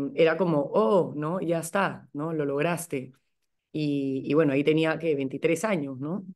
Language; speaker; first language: Spanish; native; Spanish